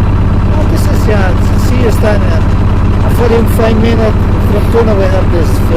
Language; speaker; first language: English; non-native, learner; Spanish